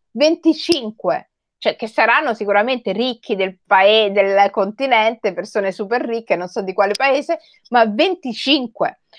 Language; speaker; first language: Italian; native; Italian